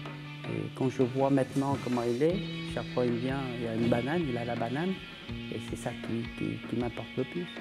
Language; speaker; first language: French; native; French